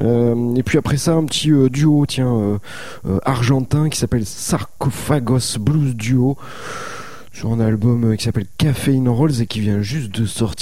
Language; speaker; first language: French; native; French